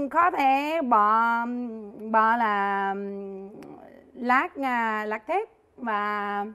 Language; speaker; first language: Vietnamese; non-native, learner; English